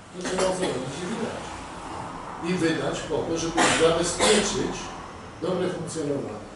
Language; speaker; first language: Polish; native; Polish